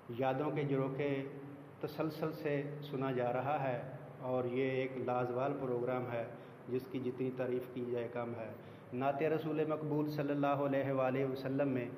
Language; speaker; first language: Urdu; non-native, local second language; Punjabi